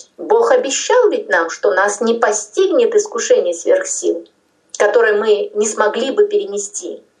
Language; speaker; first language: Russian; non-native, local second language; Tajik